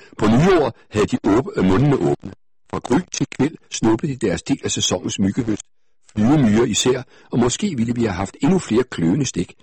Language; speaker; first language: Danish; native; Danish